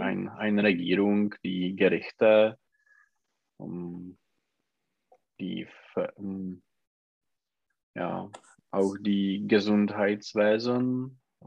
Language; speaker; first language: German; non-native, learner; Czech